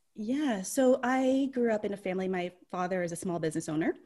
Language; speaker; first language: English; native; English